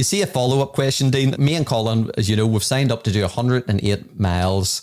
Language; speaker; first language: English; native; English